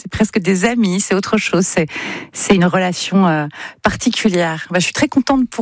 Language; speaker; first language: French; native; French